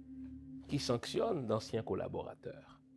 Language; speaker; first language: French; non-native, local second language; Haitian Creole